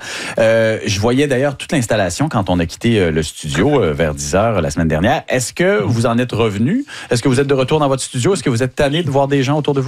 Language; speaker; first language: French; native; French